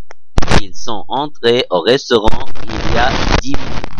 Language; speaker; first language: French; non-native, fluent; Arabic